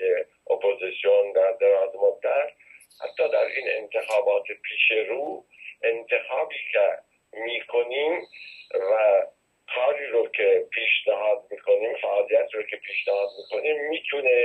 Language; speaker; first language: Persian; native; Persian